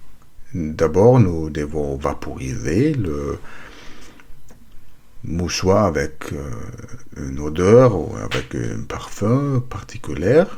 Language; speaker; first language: French; non-native, learner; German